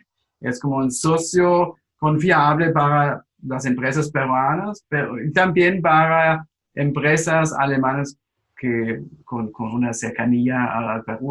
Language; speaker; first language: Spanish; non-native, fluent; German